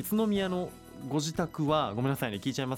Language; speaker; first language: Japanese; native; Japanese